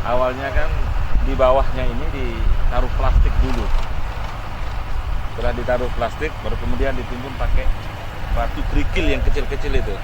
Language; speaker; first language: Indonesian; non-native, local second language; Sasak